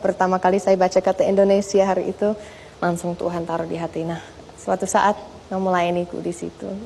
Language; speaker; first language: Indonesian; non-native, fluent; English